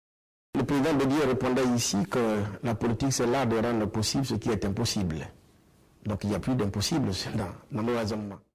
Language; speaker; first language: French; non-native, local second language; Baoulé